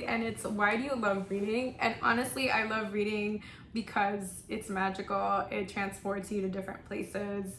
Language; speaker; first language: English; non-native, local second language; Spanish